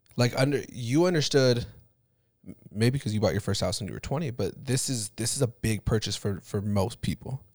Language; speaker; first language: English; native; English